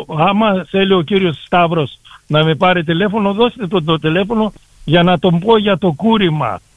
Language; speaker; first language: Greek; early bilingual, heritage; Greek